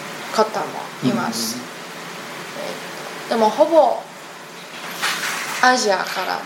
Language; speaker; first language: Japanese; non-native, learner; Chinese